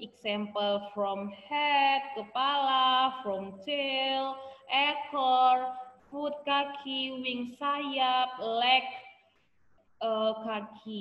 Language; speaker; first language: English; non-native, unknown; Indonesian